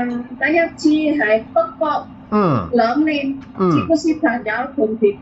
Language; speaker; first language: Cantonese; non-native, learner; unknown